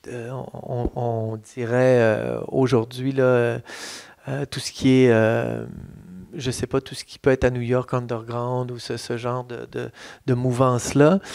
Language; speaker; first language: French; native; French